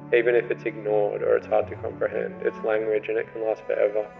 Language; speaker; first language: English; native; English